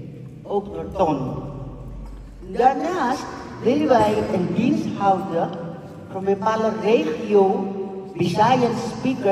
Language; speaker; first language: Dutch; non-native, fluent; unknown